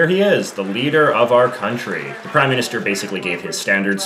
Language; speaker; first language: English; native; English